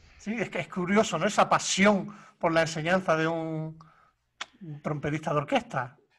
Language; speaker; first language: Spanish; native; Spanish